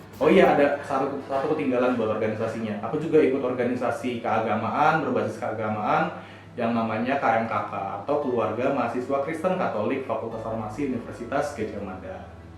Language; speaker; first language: Indonesian; native; Indonesian